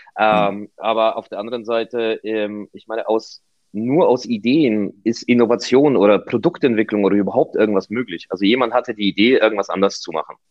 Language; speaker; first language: German; non-native, fluent; Polish